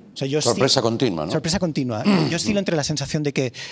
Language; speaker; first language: Spanish; native; Spanish